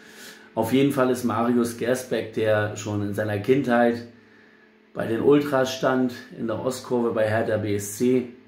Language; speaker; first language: German; native; German